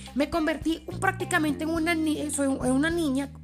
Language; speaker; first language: Spanish; early bilingual, other home language; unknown